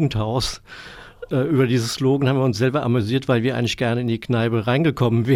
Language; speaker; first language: German; native; German